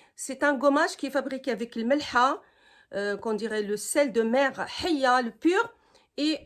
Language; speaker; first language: French; non-native, local second language; Arabic